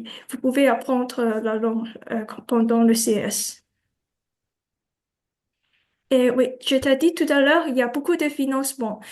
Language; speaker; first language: French; non-native, learner; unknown